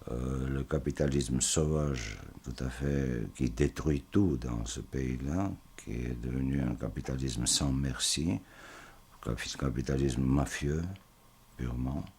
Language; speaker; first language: French; non-native, fluent; Georgian